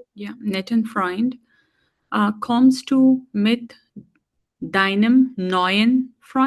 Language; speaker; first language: German; non-native, learner; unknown